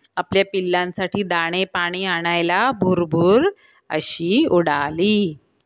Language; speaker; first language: Marathi; native; Marathi